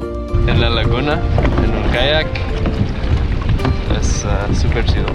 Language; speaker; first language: Spanish; non-native, learner; English